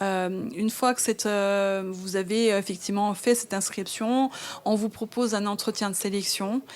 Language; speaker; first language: French; native; French